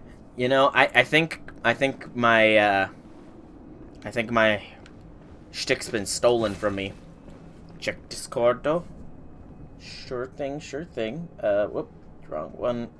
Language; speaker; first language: English; native; English